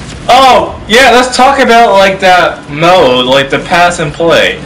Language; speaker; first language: English; native; English